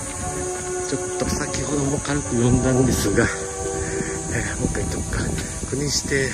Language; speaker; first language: Japanese; native; Japanese